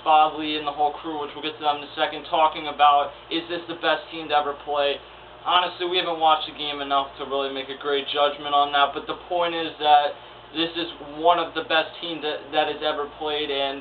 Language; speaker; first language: English; native; English